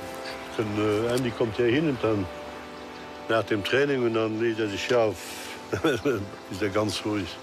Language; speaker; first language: German; non-native, local second language; Luxembourgish